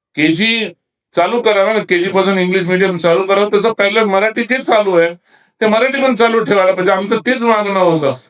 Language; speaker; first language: Marathi; native; Marathi